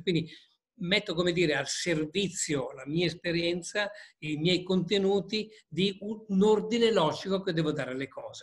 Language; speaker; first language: Italian; native; Italian